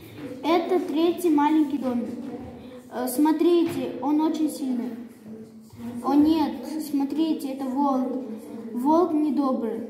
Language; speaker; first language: Russian; non-native, local second language; Kazakh